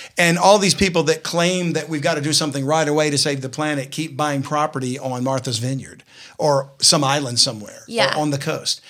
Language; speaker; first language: English; native; English